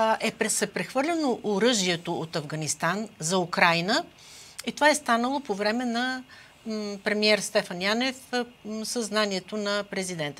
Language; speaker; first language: Bulgarian; native; Bulgarian